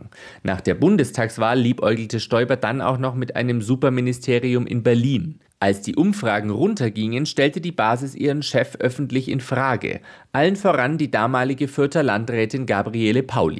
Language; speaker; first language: German; native; German